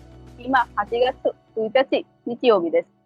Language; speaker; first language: Japanese; non-native, learner; Bangla